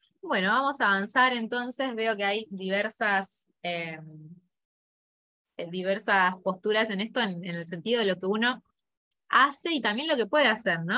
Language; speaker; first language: Spanish; native; Spanish